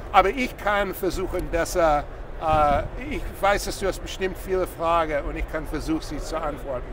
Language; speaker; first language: German; non-native, fluent; English